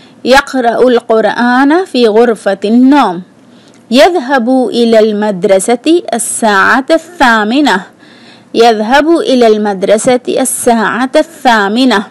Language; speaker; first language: Arabic; non-native, fluent; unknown